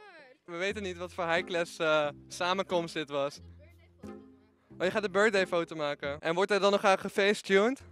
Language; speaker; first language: Dutch; native; Dutch